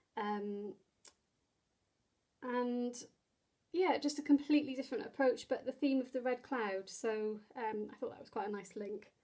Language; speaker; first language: English; native; English